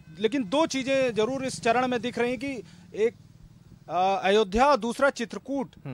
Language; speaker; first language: Hindi; native; Hindi